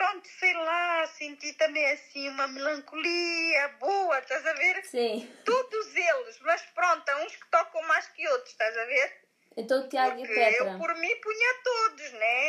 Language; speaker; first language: Portuguese; native; Portuguese